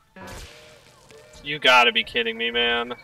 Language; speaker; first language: English; native; English